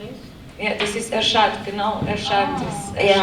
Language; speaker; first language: German; non-native, learner; Kurdish